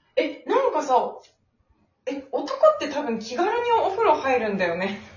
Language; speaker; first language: Japanese; non-native, fluent; Chinese